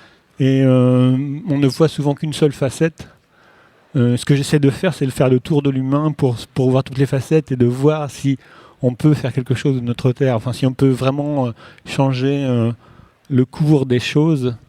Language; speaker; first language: French; native; French